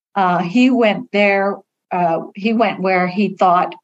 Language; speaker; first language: English; early bilingual, other home language; Vietnamese